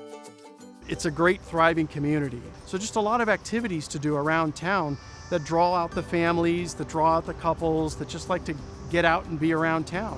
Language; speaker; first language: English; native; English